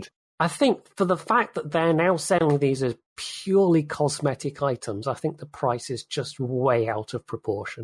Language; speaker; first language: English; native; English